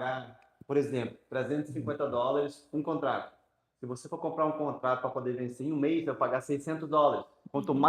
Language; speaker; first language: Portuguese; native; Portuguese